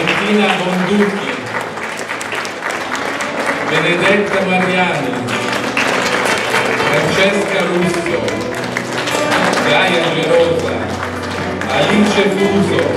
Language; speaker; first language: Italian; native; Italian